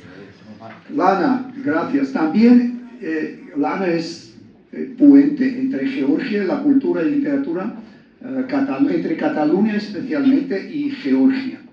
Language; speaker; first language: Spanish; non-native, learner; Georgian